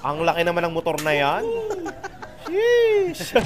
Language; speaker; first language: Filipino; native; Filipino